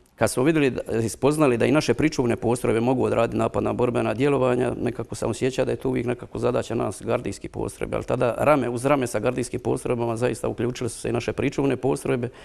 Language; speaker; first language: Croatian; native; Croatian